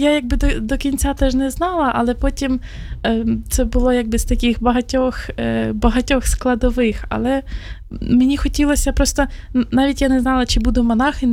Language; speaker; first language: Ukrainian; native; Ukrainian